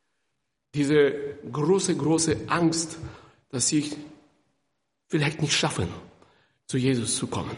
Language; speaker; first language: German; non-native, fluent; Russian